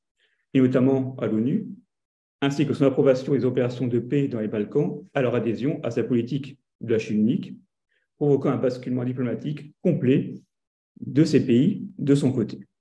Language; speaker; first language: French; native; French